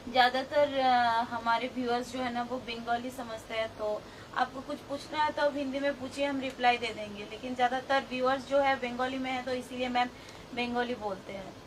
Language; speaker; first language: Hindi; non-native, local second language; Bangla